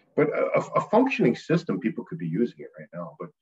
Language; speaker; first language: English; native; English